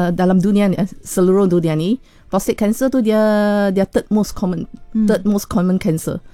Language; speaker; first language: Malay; non-native, local second language; Chinese